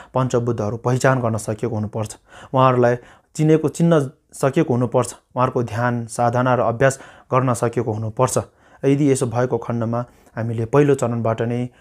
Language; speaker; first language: Nepali; non-native, local second language; Sherpa